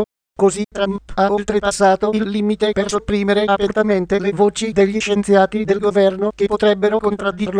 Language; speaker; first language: Italian; native; Italian